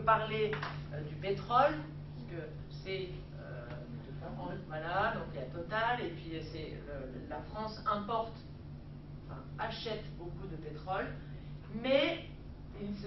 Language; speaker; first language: French; native; French